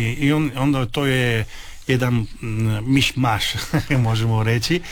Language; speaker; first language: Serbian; early bilingual, heritage; Italian